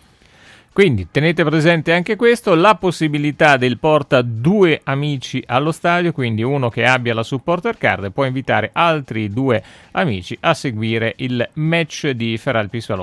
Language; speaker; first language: Italian; native; Italian